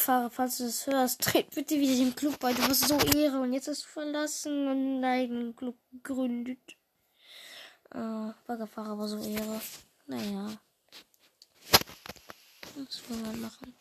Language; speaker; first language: German; native; German